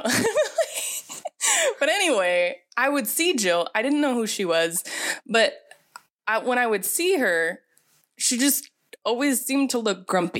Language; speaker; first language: English; native; English